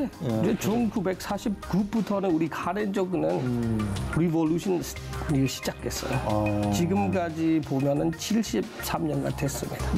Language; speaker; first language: Korean; non-native, learner; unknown